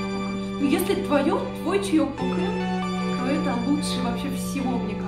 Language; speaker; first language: Russian; native; Russian